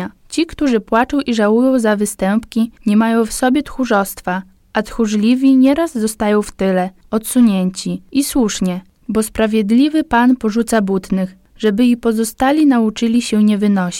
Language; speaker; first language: Polish; native; Polish